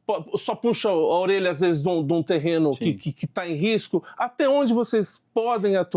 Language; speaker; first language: Portuguese; native; Portuguese